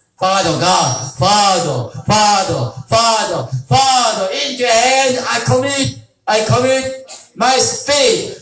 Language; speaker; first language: English; non-native, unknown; Korean